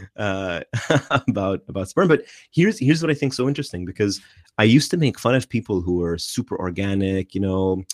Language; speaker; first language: English; non-native, fluent; Arabic